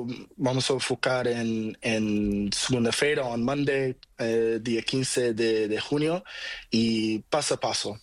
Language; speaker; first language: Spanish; non-native, learner; Portuguese